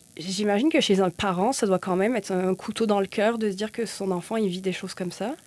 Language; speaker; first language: French; native; French